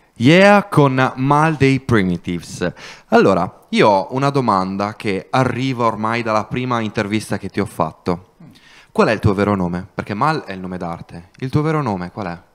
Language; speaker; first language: Italian; native; Italian